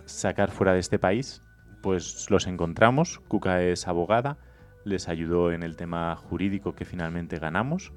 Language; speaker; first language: Spanish; native; Spanish